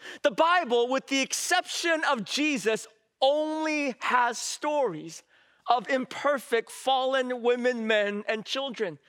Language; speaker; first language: English; native; English